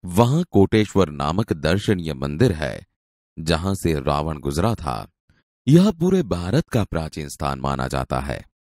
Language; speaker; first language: Hindi; non-native, local second language; Gujarati